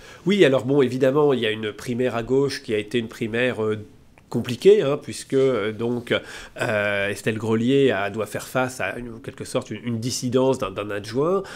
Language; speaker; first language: French; native; French